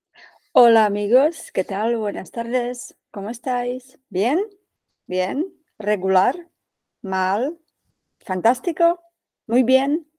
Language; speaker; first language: Spanish; non-native, fluent; Czech